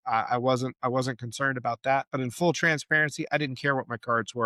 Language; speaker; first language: English; native; English